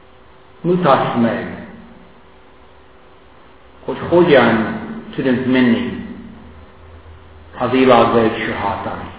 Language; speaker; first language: Hungarian; non-native, fluent; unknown